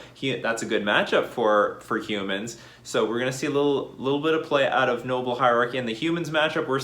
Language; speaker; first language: English; native; English